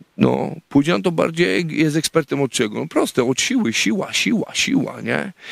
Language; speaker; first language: Polish; native; Polish